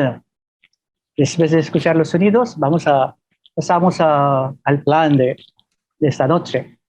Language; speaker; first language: Spanish; non-native, fluent; Filipino